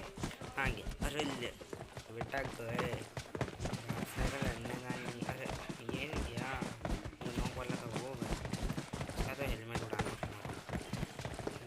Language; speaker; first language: Hindi; native; Hindi